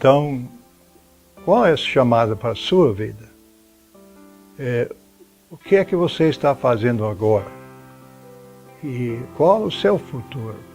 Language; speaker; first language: Portuguese; non-native, fluent; English